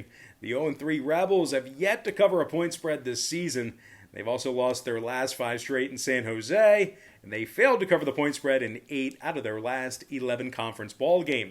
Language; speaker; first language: English; native; English